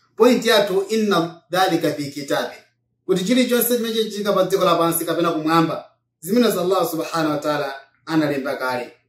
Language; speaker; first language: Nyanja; non-native, local second language; Yao